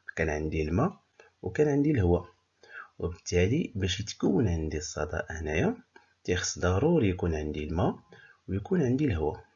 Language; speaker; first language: French; non-native, local second language; Arabic